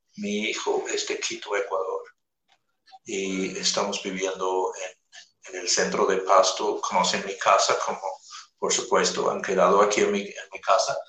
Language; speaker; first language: Spanish; non-native, fluent; English